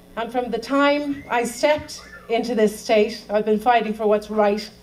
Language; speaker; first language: English; native; English